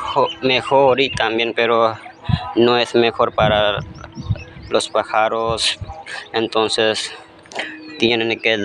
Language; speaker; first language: Spanish; non-native, learner; Hindi